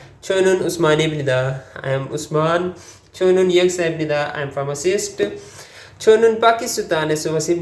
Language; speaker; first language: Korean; non-native, learner; Urdu